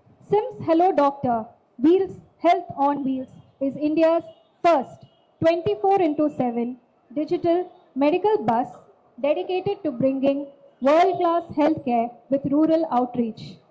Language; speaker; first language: English; non-native, local second language; Tamil